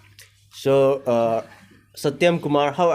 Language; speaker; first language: English; non-native, learner; Hindi